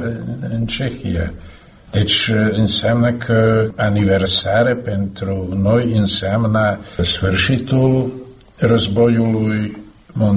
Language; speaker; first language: Romanian; non-native, learner; Slovak